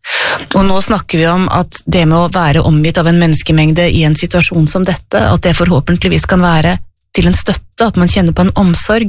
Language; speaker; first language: Norwegian; native; Norwegian